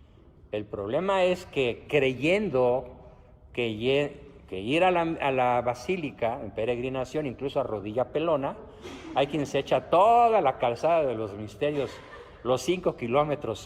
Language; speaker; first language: Spanish; native; Spanish